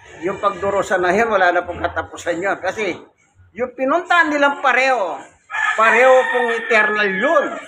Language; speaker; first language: Filipino; non-native, local second language; Pampanga